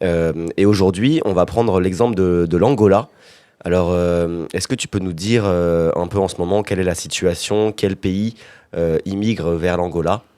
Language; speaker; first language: French; native; French